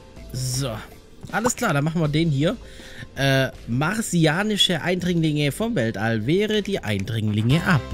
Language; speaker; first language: German; native; German